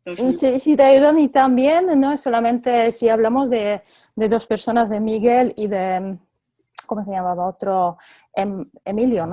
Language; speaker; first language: Spanish; non-native, fluent; Polish